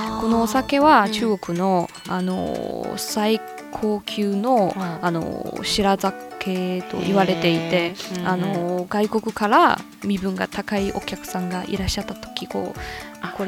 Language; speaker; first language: Japanese; non-native, fluent; Chinese